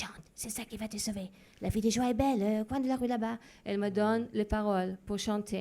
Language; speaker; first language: French; non-native, fluent; Hebrew